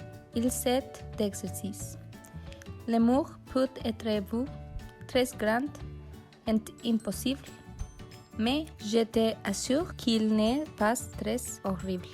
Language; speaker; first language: French; non-native, learner; Spanish